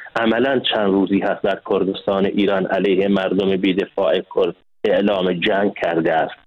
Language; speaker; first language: Persian; non-native, local second language; Kurdish